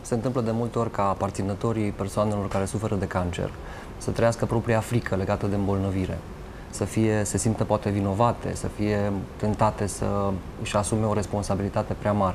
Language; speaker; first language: Romanian; native; Romanian